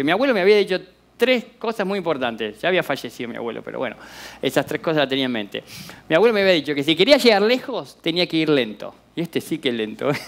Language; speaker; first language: Spanish; native; Spanish